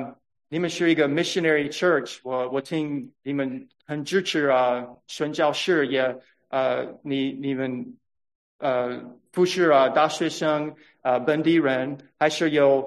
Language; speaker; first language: Chinese; non-native, fluent; English